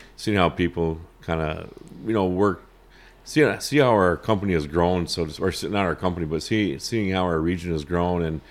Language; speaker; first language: English; native; English